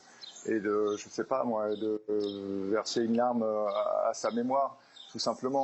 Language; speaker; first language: French; native; French